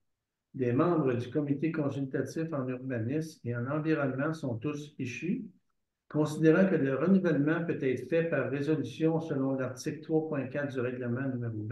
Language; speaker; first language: French; native; French